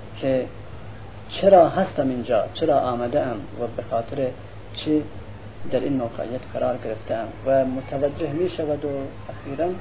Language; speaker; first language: Persian; non-native, local second language; Central Kurdish